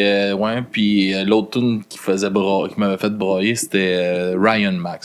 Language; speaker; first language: French; native; French